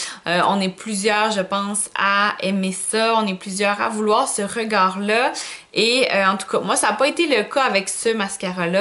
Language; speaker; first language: French; native; French